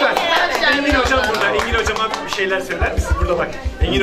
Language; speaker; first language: Turkish; native; Turkish